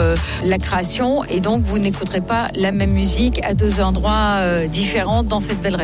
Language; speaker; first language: French; native; French